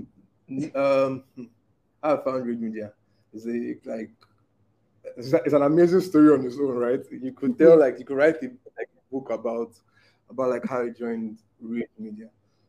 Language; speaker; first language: English; non-native, local second language; Igbo